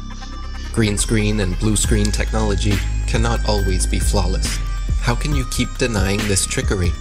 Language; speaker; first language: English; native; English